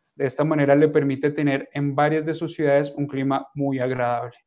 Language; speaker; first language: Spanish; native; Spanish